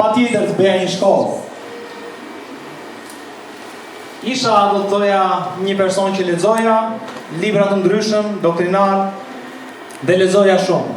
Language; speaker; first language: Albanian; native; Albanian